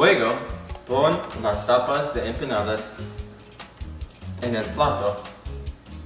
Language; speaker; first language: Spanish; non-native, learner; English